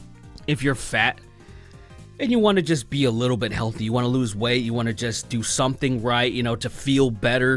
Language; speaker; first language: English; native; English